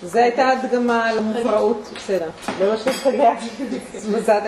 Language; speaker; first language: Hebrew; native; Hebrew